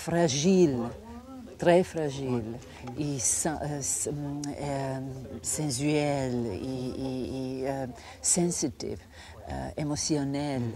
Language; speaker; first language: French; non-native, fluent; Croatian